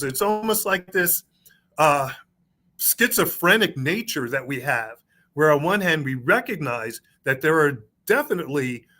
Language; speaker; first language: English; native; English